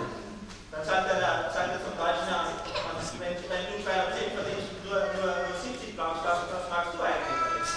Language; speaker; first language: German; non-native, learner; Czech